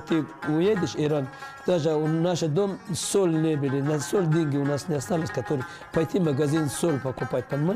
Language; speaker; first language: Russian; non-native, learner; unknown